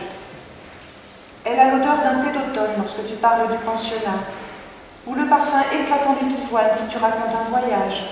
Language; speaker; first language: French; native; French